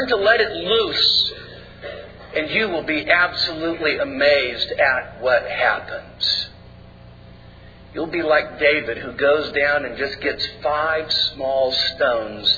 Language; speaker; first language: English; native; English